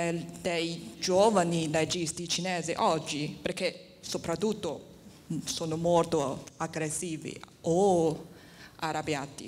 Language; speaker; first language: Italian; non-native, learner; Chinese